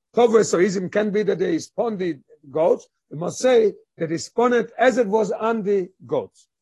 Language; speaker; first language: English; non-native, fluent; Hebrew